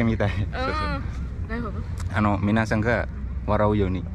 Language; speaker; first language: Japanese; non-native, fluent; Indonesian